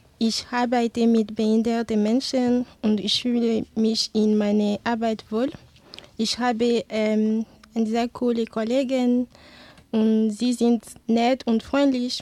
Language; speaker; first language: German; non-native, learner; Ewe